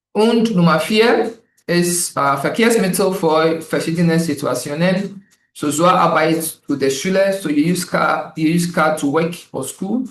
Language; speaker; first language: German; non-native, fluent; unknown